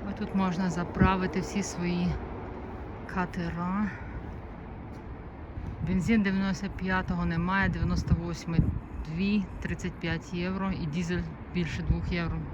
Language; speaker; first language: Ukrainian; native; Ukrainian